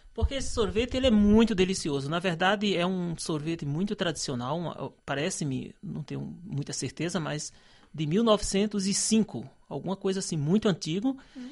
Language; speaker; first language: Portuguese; native; Portuguese